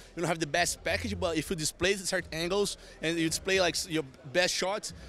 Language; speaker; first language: English; non-native, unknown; Portuguese